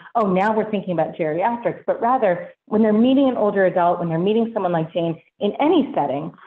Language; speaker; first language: English; native; English